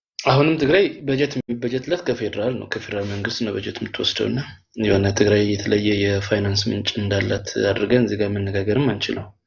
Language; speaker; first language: Amharic; non-native, local second language; Tigrinya